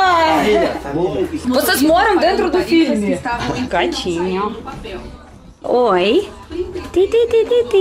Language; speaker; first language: Portuguese; non-native, fluent; Russian